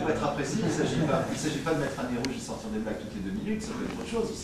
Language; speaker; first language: French; native; French